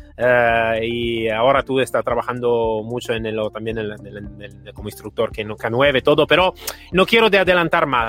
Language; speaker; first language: Spanish; non-native, fluent; Italian